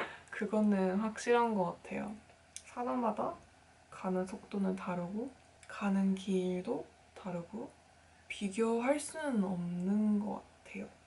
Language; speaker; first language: Korean; early bilingual, heritage; Korean